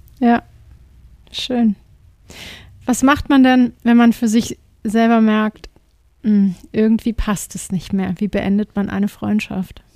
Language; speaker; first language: German; native; German